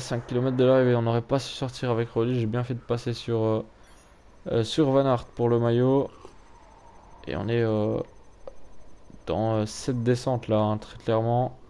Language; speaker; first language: French; native; French